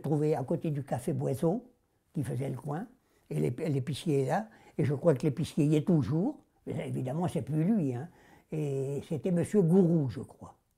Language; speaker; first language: French; native; French